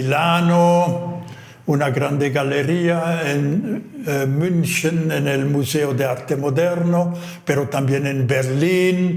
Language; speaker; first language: Spanish; non-native, fluent; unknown